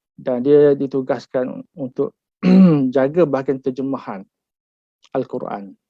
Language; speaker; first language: Malay; native; Malay